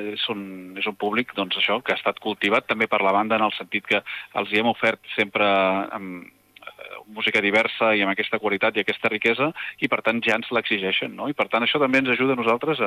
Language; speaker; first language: Catalan; native; Catalan